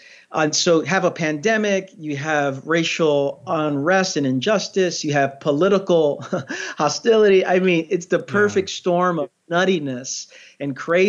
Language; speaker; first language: English; native; English